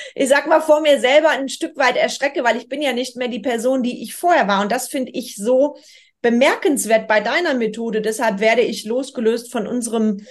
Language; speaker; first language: German; non-native, fluent; Russian